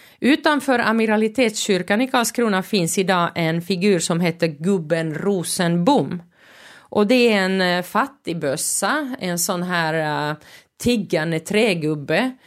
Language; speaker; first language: Swedish; non-native, local second language; Finnish